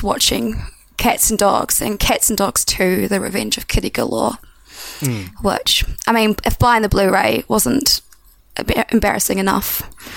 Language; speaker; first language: English; native; English